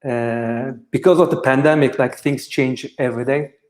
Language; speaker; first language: English; non-native, fluent; Turkish